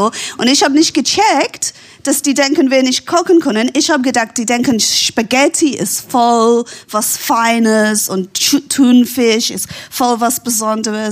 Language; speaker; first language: German; non-native, fluent; English